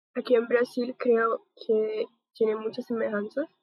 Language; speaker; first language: Spanish; non-native, learner; Portuguese